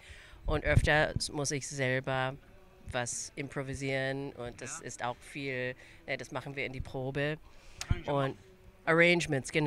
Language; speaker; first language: German; early bilingual, other home language; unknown